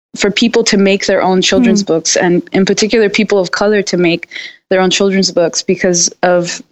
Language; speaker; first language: English; native; English